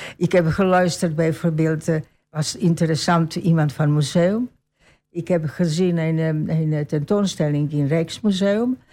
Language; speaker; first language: Dutch; non-native, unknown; Croatian